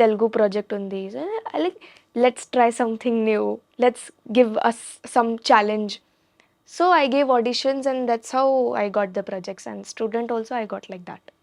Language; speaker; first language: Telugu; non-native, learner; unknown